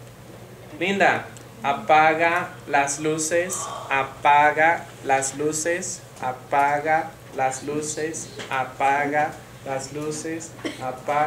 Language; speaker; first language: Spanish; non-native, fluent; English